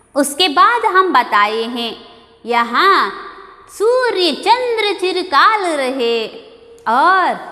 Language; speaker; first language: Hindi; non-native, local second language; Kannada